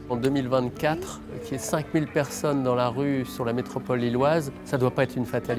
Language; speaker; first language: French; native; French